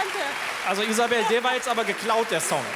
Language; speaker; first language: German; native; German